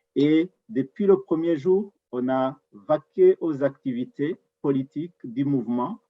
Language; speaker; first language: French; non-native, local second language; Rundi